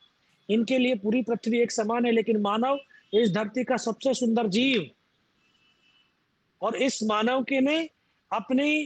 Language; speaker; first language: Hindi; native; Hindi